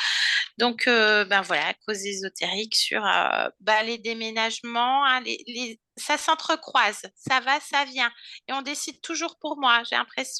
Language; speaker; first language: French; native; French